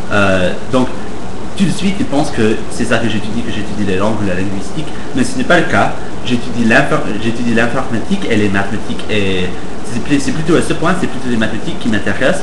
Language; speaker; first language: French; non-native, fluent; English